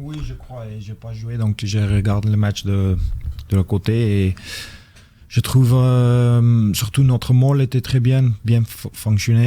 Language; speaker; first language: French; non-native, fluent; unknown